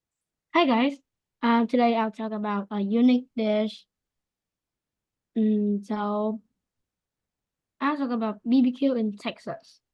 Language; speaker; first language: English; non-native, learner; Vietnamese